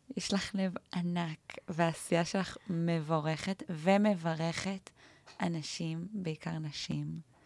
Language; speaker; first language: Hebrew; native; Hebrew